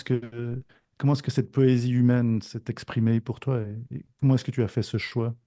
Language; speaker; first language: French; native; French